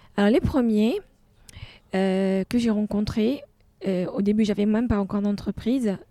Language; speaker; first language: French; non-native, local second language; Arabic